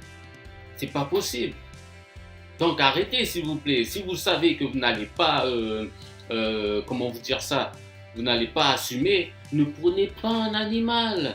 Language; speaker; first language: French; non-native, fluent; Japanese